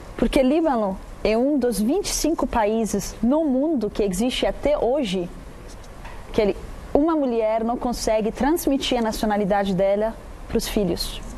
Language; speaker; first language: Portuguese; non-native, fluent; Arabic